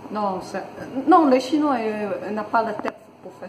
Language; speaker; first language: French; non-native, learner; Chinese